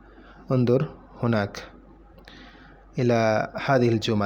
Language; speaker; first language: Arabic; non-native, fluent; Bangla